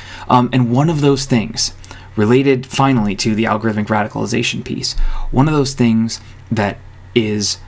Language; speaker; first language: English; native; English